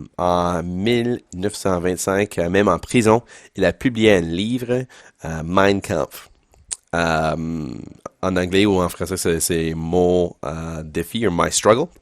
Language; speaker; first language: French; non-native, local second language; English